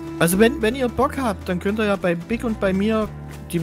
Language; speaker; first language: German; native; German